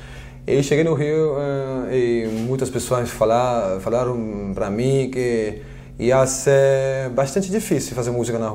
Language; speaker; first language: Portuguese; non-native, fluent; French